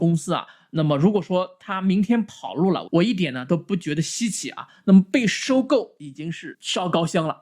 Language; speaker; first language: Chinese; native; Chinese